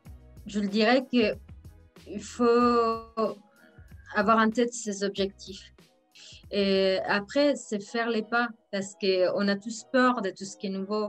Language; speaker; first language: French; non-native, fluent; Spanish